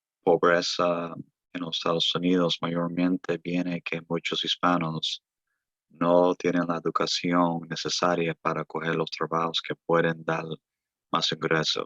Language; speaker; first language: Spanish; early bilingual, heritage; Spanish